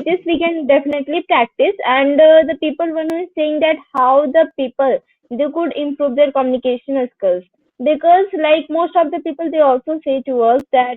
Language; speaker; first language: English; non-native, learner; Hindi